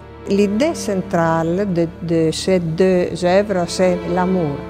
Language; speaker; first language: French; non-native, fluent; Greek